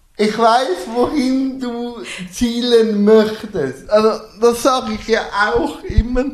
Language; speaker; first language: German; native; German